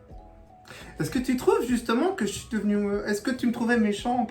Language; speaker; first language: French; native; French